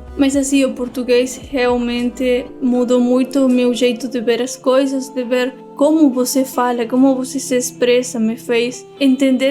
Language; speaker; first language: Portuguese; non-native, fluent; Spanish